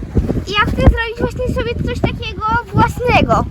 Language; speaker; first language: Polish; early bilingual, heritage; Polish